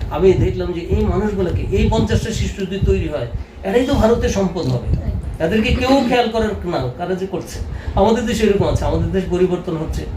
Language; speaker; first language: Bangla; native; Bangla